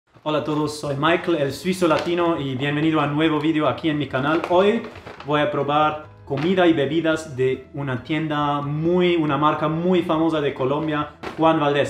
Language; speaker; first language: Spanish; non-native, fluent; German